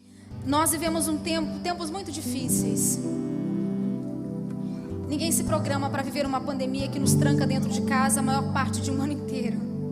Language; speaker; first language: Portuguese; native; Portuguese